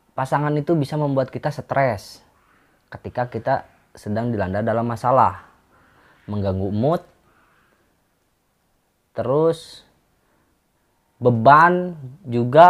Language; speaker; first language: Indonesian; non-native, local second language; Sundanese